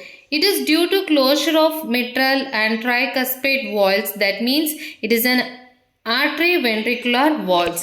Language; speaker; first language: English; non-native, local second language; Tamil